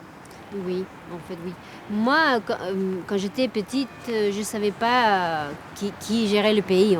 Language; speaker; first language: French; non-native, fluent; Spanish